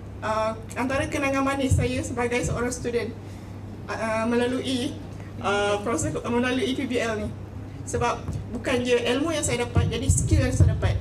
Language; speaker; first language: Malay; native; Malay